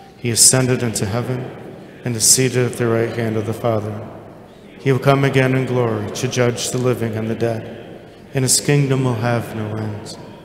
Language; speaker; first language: English; native; English